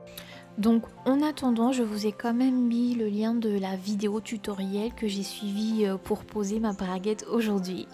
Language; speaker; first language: French; native; French